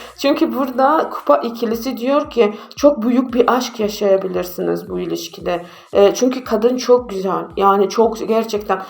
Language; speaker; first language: Turkish; non-native, fluent; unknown